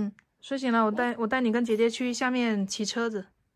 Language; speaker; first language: Chinese; native; Chinese